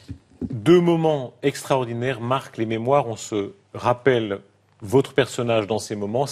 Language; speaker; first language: French; native; French